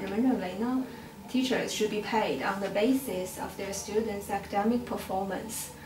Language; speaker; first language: English; non-native, fluent; Chinese